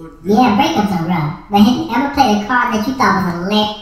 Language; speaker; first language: English; native; English